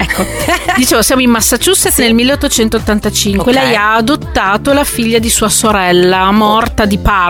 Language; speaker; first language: Italian; native; Italian